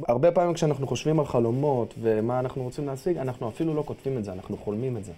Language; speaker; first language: Hebrew; early bilingual, other home language; Russian